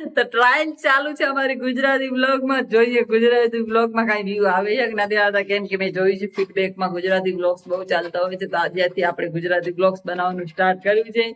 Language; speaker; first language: Gujarati; non-native, local second language; Kachhi